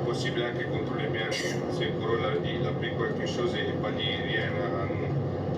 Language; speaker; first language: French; non-native, learner; Italian